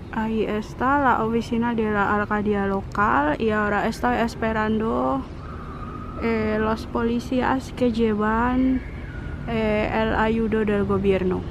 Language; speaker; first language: Spanish; non-native, learner; Indonesian